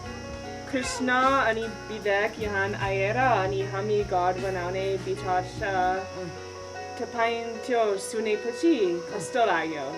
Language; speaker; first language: Nepali; non-native, fluent; English